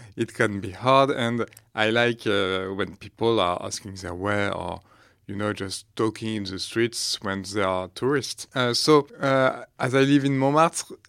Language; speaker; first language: English; non-native, fluent; French